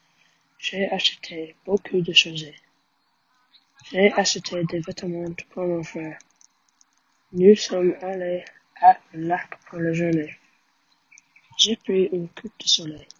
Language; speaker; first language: French; non-native, learner; English